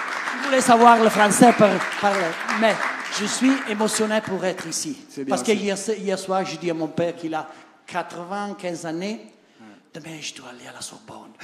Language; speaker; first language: French; non-native, learner; Italian